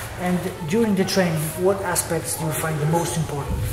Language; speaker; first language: English; non-native, fluent; Polish